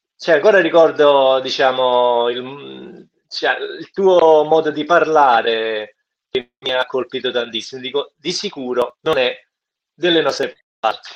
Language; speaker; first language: Italian; native; Italian